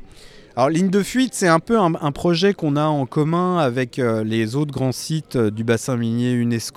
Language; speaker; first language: French; native; French